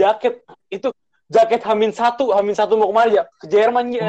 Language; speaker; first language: Indonesian; native; Indonesian